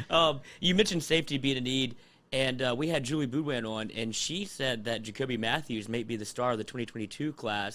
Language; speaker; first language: English; native; English